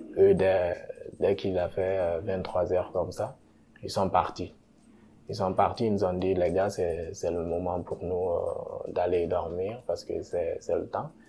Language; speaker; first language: French; non-native, local second language; Susu